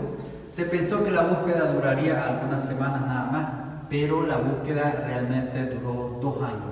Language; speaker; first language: Spanish; native; Spanish